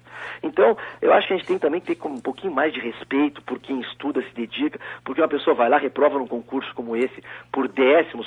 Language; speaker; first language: Portuguese; native; Portuguese